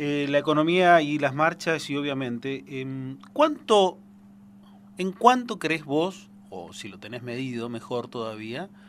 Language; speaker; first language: Spanish; native; Spanish